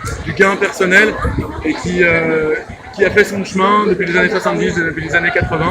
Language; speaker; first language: French; native; French